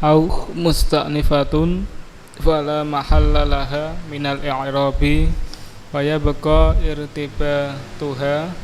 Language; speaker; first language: Arabic; non-native, fluent; Indonesian